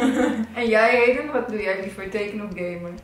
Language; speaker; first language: Dutch; native; Dutch